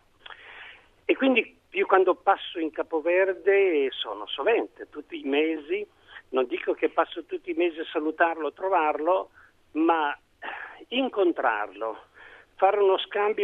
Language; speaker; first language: Italian; native; Italian